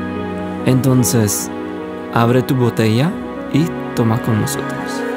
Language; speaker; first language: Spanish; non-native, learner; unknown